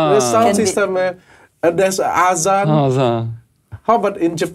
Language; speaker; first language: English; non-native, learner; Indonesian